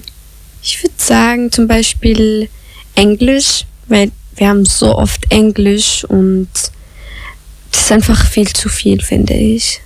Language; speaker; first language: German; early bilingual, other home language; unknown